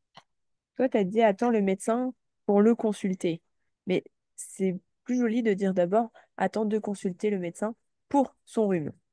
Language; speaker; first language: French; native; French